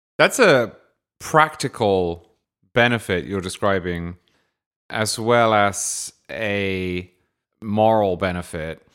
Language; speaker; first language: English; native; English